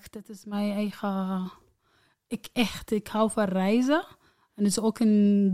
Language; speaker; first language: Dutch; non-native, learner; Arabic